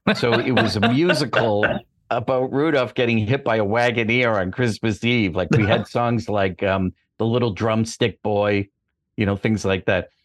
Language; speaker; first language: English; native; English